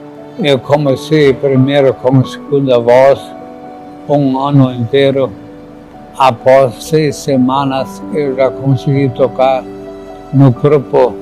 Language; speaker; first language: Portuguese; non-native, fluent; German